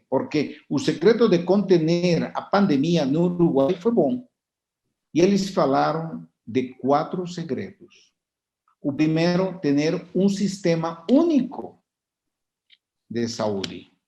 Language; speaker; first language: Portuguese; non-native, fluent; Spanish